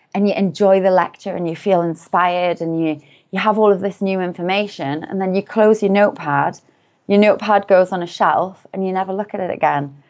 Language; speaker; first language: English; native; English